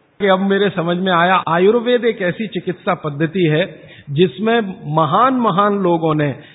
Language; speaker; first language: Hindi; native; Hindi